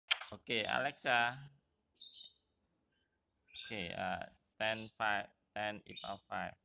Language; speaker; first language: English; non-native, fluent; Indonesian